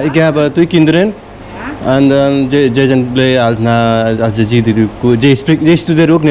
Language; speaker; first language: Dutch; non-native, learner; Nepali